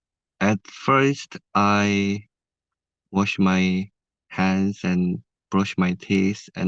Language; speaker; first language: English; non-native, learner; Korean